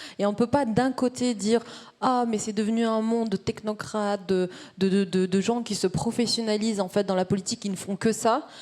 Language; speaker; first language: French; early bilingual, other home language; Arabic